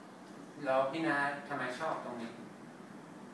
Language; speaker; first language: Thai; non-native, fluent; English